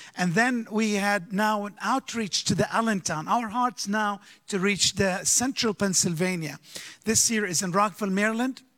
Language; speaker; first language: English; early bilingual, other home language; Arabic